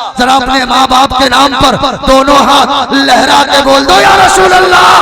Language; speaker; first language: Hindi; non-native, local second language; Urdu